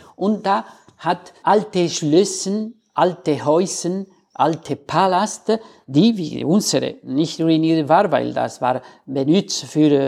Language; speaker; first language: German; non-native, fluent; Spanish